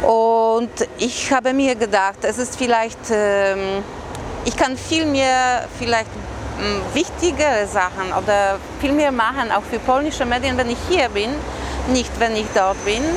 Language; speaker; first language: German; non-native, fluent; Polish